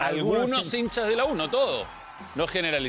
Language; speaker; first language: Spanish; native; Spanish